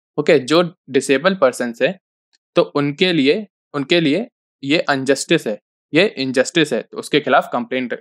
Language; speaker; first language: Hindi; native; Hindi